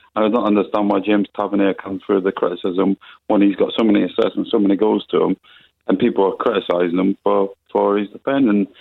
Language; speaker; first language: English; native; English